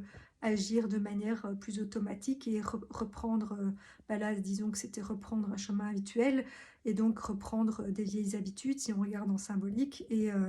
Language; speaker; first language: French; native; French